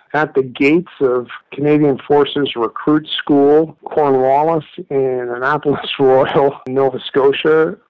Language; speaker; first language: English; native; English